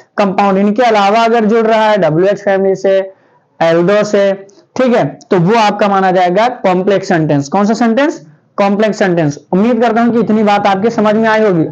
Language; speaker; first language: Hindi; native; Hindi